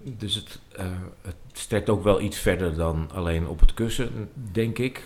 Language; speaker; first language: Dutch; native; Dutch